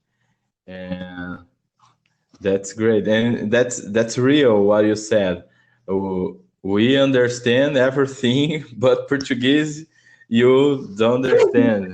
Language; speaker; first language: English; non-native, learner; Portuguese